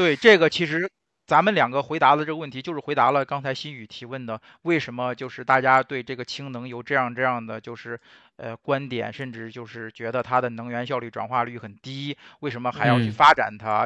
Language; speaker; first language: Chinese; native; Chinese